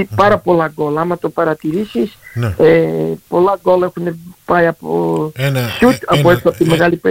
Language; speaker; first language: Greek; early bilingual, heritage; Greek